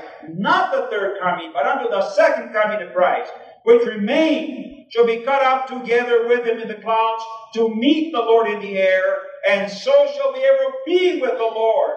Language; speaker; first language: English; early bilingual, other home language; Spanish